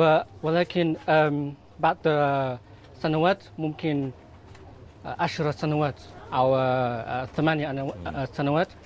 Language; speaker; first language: Arabic; non-native, learner; Filipino